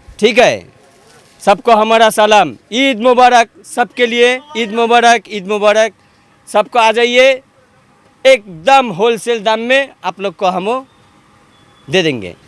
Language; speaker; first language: Hindi; non-native, learner; Bangla